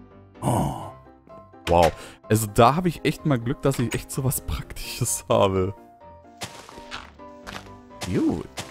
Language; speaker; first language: German; native; German